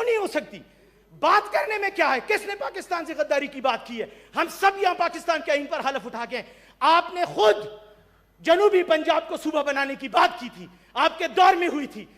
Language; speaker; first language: Urdu; non-native, local second language; Pashto